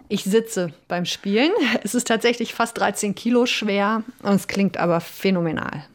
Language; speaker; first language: German; early bilingual, other home language; Polish